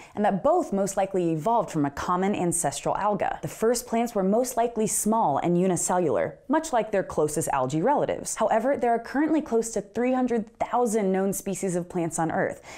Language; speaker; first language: English; native; English